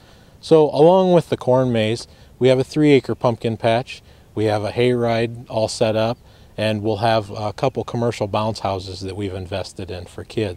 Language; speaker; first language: English; native; English